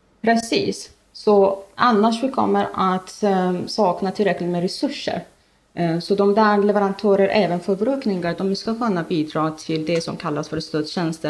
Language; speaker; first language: Swedish; non-native, fluent; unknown